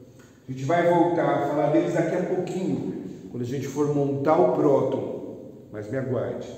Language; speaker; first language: Portuguese; native; Portuguese